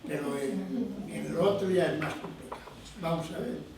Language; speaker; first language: Spanish; non-native, local second language; Galician